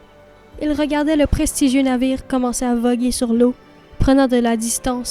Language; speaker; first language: French; native; French